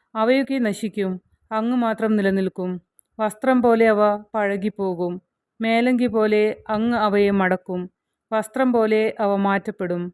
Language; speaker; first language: Malayalam; native; Malayalam